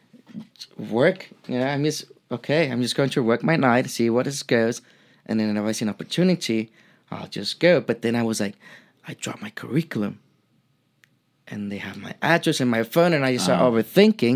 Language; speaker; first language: English; non-native, fluent; Spanish